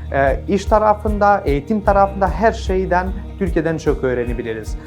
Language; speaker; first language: Turkish; non-native, learner; Albanian